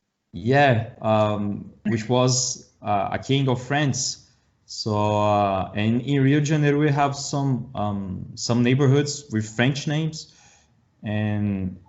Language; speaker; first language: English; non-native, learner; Portuguese